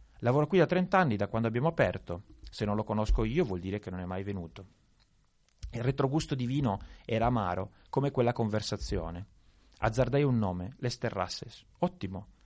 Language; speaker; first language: Italian; native; Italian